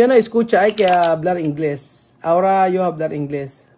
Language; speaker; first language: Spanish; non-native, learner; Filipino